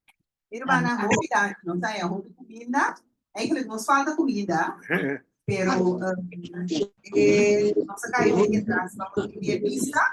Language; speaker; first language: Portuguese; non-native, learner; Papiamento